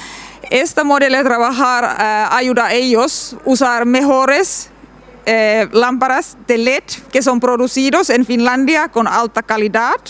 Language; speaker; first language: Spanish; non-native, learner; Finnish